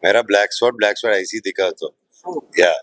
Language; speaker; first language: Hindi; non-native, local second language; Telugu